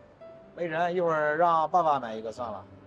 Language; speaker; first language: Chinese; native; Chinese